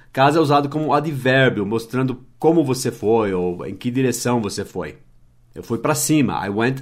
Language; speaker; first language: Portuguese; non-native, fluent; English